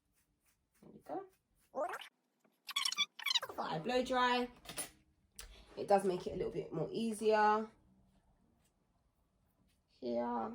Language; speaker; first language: English; native; English